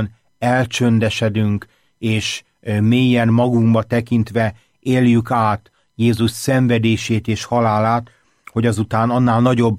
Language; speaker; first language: Hungarian; native; Hungarian